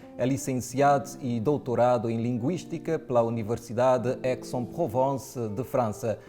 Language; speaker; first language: Portuguese; non-native, local second language; Kabuverdianu